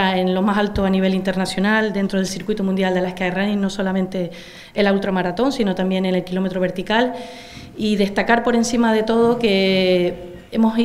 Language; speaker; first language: Spanish; native; Spanish